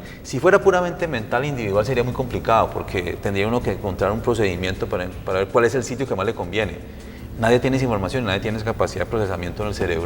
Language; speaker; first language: Spanish; native; Spanish